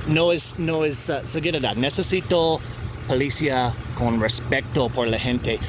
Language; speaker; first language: Spanish; non-native, learner; English